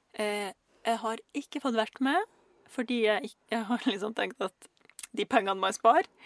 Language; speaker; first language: Norwegian; early bilingual, other home language; Russian